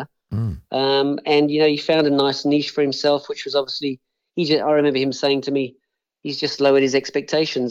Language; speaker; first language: English; native; English